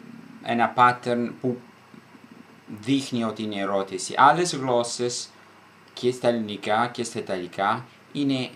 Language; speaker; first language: Greek; non-native, fluent; Italian